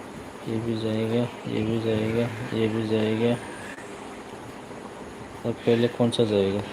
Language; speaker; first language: Hindi; non-native, local second language; Bodo